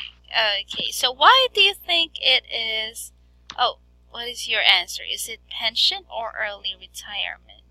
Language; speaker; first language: English; non-native, fluent; Filipino